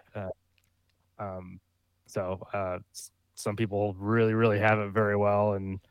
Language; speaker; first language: English; native; English